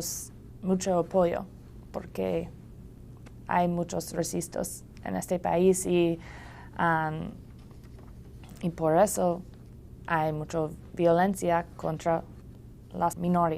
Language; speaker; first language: Spanish; non-native, learner; English